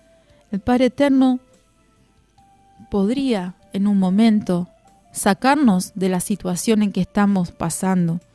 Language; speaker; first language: Spanish; native; Spanish